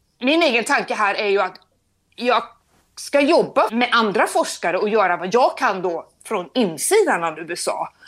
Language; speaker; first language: Swedish; native; Swedish